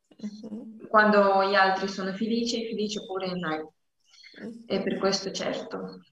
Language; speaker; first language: Italian; non-native, learner; Russian